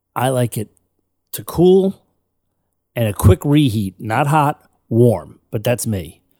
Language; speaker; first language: English; native; English